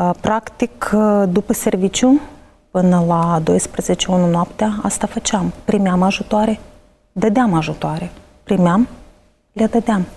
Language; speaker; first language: Romanian; early bilingual, heritage; Romanian